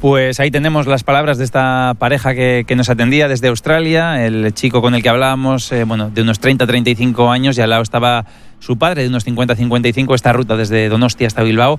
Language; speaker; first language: Spanish; native; Spanish